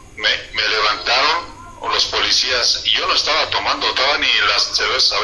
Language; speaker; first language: Spanish; native; Spanish